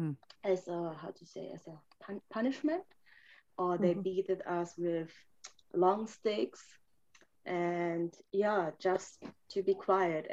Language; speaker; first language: English; non-native, fluent; German